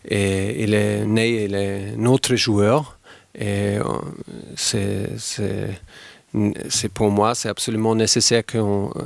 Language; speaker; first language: French; non-native, fluent; German